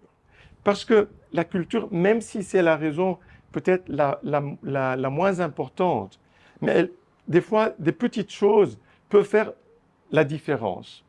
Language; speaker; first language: French; non-native, local second language; Arabic